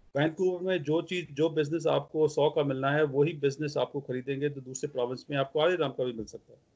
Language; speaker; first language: Hindi; non-native, local second language; Punjabi